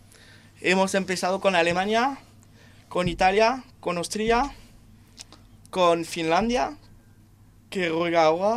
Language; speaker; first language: Spanish; non-native, fluent; French